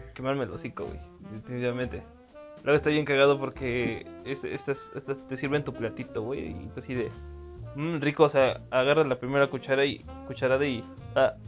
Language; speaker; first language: Spanish; native; Spanish